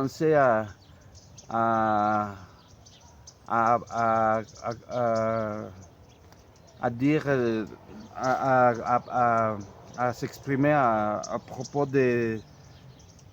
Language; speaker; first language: French; non-native, fluent; Spanish